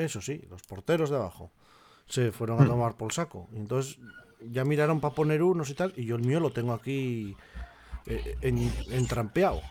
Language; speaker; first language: Spanish; native; Spanish